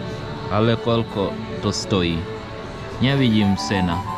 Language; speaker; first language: Slovak; non-native, learner; English